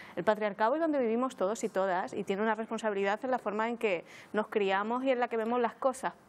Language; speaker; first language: Spanish; native; Spanish